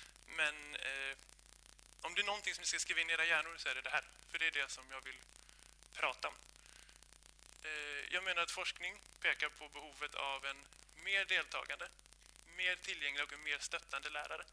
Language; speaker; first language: Swedish; native; Swedish